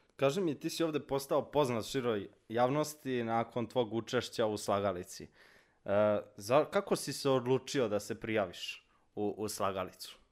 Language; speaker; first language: Serbian; native; Serbian